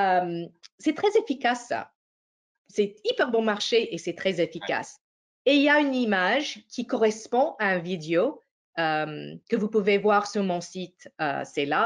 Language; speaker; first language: French; non-native, fluent; English